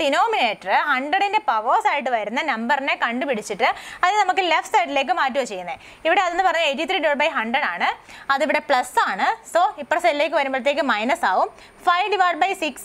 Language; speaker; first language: Malayalam; native; Malayalam